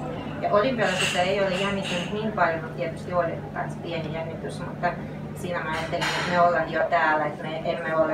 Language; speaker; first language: Finnish; non-native, fluent; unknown